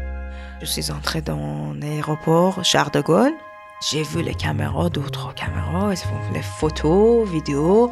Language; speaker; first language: French; non-native, learner; Persian